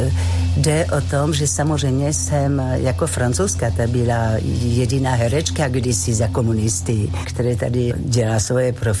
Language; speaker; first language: Czech; non-native, fluent; French